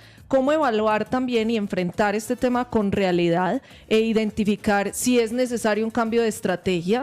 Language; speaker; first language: Spanish; native; Spanish